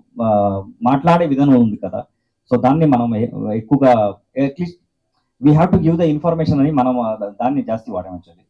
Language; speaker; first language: Telugu; non-native, learner; Kannada